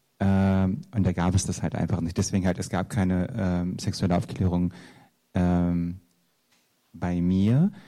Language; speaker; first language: German; early bilingual, other home language; Turkish